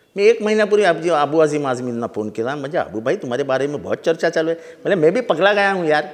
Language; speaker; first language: Hindi; non-native, local second language; Marathi